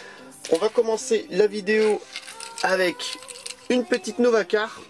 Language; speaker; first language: French; native; French